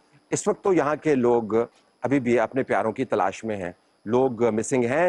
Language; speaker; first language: Urdu; native; Urdu